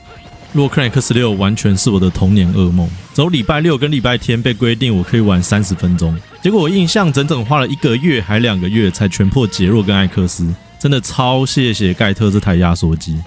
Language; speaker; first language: Chinese; native; Chinese